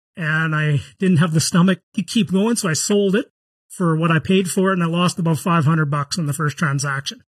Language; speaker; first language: English; native; English